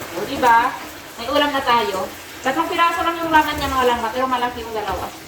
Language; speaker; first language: Filipino; non-native, local second language; Cebuano